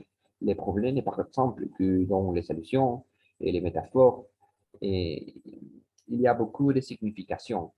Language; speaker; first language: French; non-native, learner; Spanish